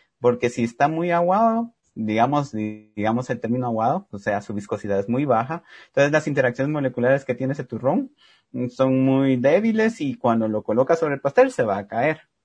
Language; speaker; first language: Spanish; native; Spanish